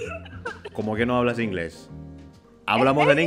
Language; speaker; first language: Spanish; non-native, fluent; Indonesian